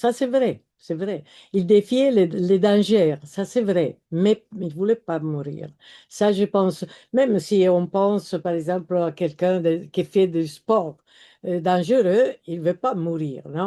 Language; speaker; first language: French; non-native, fluent; Italian